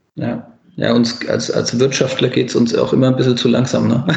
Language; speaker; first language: German; native; German